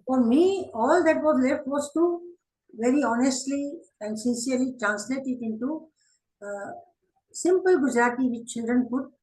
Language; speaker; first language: English; non-native, local second language; Marathi